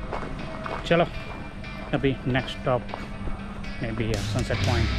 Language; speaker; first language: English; non-native, learner; Hindi